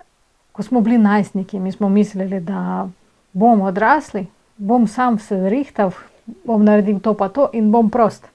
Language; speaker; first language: Slovenian; non-native, fluent; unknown